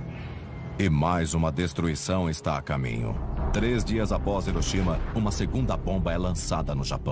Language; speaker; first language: Portuguese; native; Portuguese